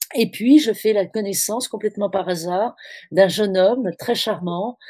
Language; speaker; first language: French; native; French